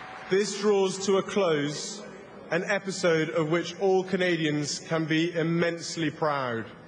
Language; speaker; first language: English; native; English